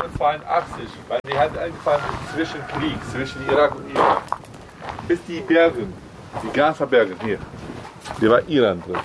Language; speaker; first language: German; non-native, learner; Kurdish